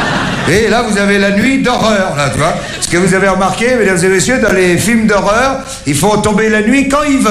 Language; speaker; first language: French; native; French